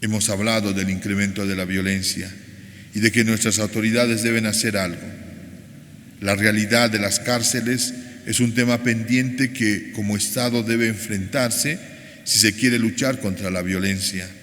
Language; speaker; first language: Spanish; native; Spanish